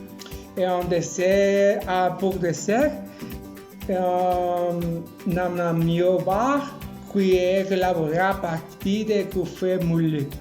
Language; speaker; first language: French; non-native, learner; Spanish